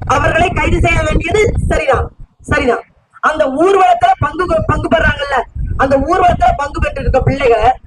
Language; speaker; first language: Tamil; native; Tamil